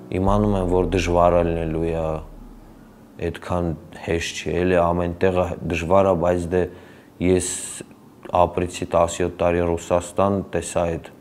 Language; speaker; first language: Armenian; early bilingual, heritage; Armenian